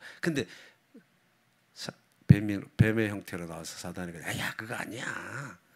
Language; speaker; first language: Korean; native; Korean